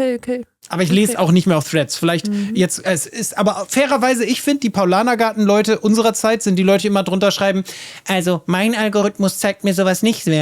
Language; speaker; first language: German; native; German